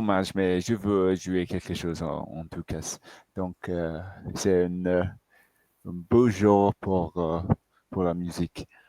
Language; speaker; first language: French; non-native, fluent; English